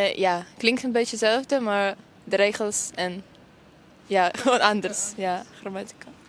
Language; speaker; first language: Dutch; non-native, learner; Ukrainian